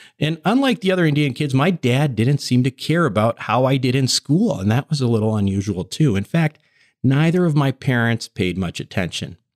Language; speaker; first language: English; native; English